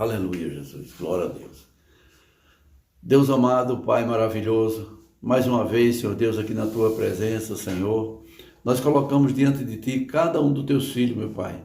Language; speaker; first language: Portuguese; native; Portuguese